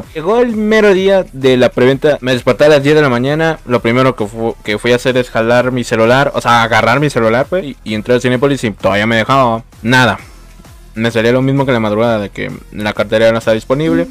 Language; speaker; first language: Spanish; native; Spanish